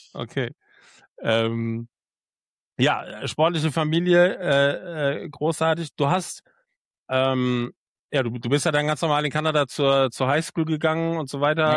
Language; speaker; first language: German; native; German